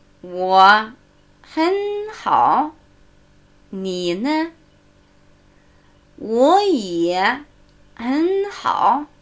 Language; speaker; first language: Chinese; non-native, fluent; German